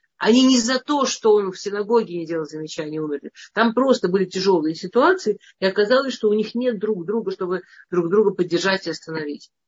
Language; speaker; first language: Russian; native; Russian